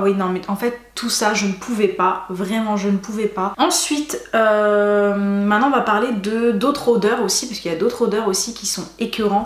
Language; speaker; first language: French; native; French